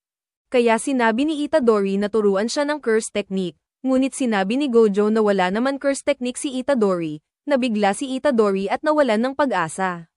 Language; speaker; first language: Filipino; native; Filipino